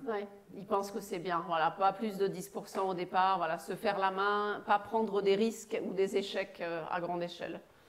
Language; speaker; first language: French; native; French